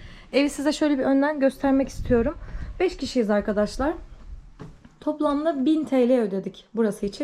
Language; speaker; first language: Turkish; native; Turkish